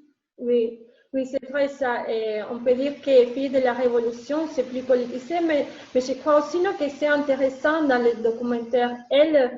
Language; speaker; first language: French; non-native, learner; Spanish